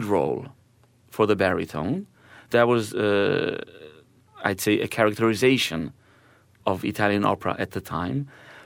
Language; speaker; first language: English; non-native, fluent; Hebrew